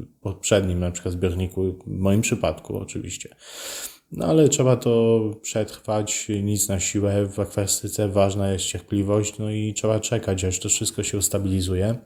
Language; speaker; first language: Polish; native; Polish